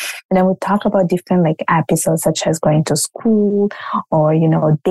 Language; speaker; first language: English; non-native, fluent; Italian